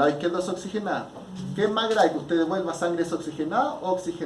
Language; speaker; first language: Spanish; native; Spanish